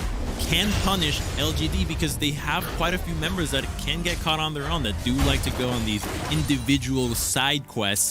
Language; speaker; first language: English; native; English